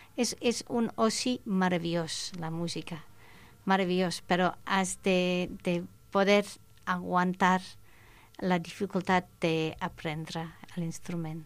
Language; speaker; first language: Catalan; non-native, fluent; English